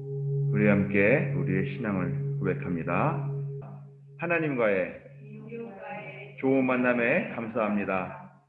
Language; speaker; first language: Korean; native; Korean